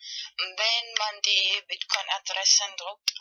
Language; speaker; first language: German; non-native, fluent; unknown